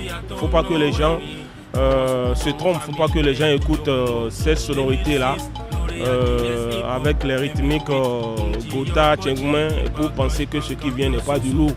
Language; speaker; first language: French; native; French